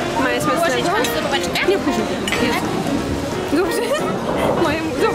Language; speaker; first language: Polish; native; Polish